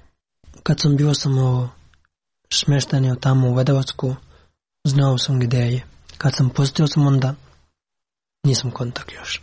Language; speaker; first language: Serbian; non-native, learner; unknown